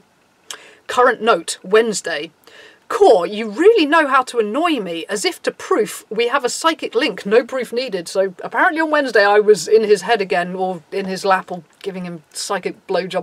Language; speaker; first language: English; native; English